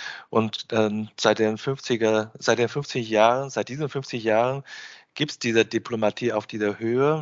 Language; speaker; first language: German; non-native, fluent; Chinese